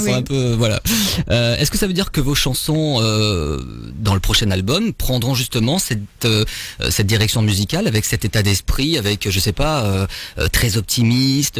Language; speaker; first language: French; native; French